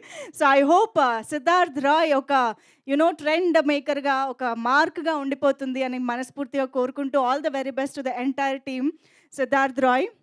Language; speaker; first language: Telugu; native; Telugu